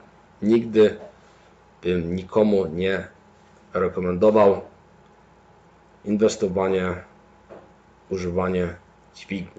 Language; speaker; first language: Polish; early bilingual, heritage; Polish